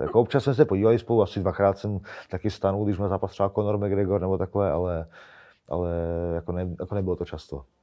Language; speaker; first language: Czech; native; Czech